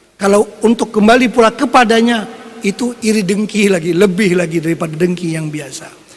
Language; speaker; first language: Indonesian; non-native, local second language; Banjar